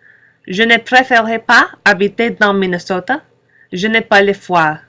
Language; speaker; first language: French; non-native, learner; English